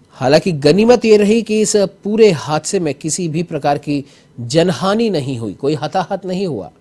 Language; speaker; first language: Hindi; native; Hindi